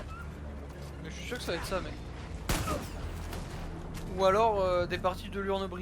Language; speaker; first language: French; native; French